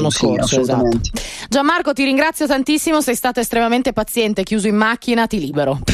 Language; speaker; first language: Italian; native; Italian